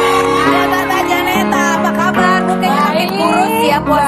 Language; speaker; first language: Indonesian; native; Indonesian